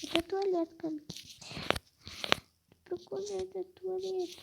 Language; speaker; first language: Russian; non-native, local second language; Kazakh